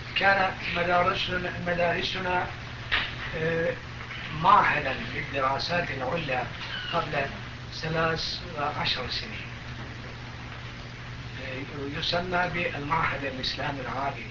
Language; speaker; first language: Arabic; non-native, fluent; Turkish